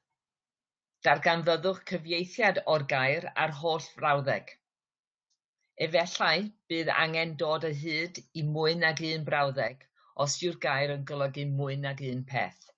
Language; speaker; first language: Welsh; non-native, learner; English